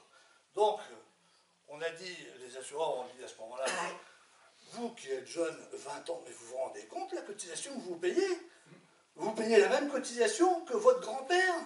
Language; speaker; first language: French; native; French